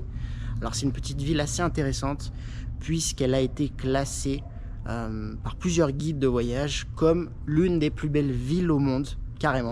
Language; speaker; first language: French; native; French